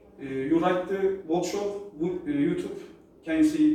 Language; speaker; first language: English; non-native, learner; Turkish